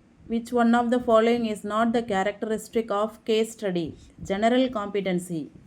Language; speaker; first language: English; non-native, local second language; Tamil